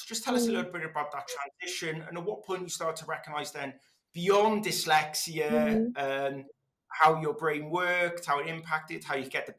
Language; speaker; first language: English; non-native, local second language; Welsh